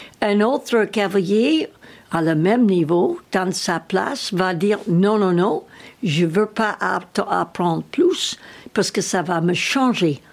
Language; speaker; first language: French; non-native, learner; English